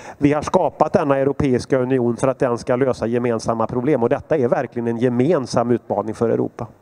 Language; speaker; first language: Swedish; native; Swedish